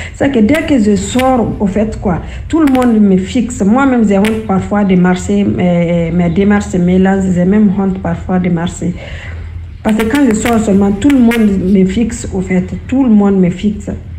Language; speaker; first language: French; non-native, local second language; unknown